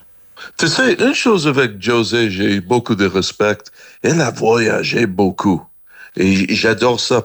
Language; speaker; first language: French; non-native, learner; English